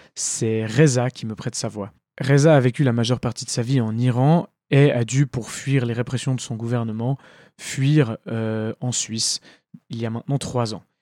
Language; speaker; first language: French; native; French